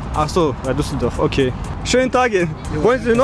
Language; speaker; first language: German; non-native, fluent; Chechen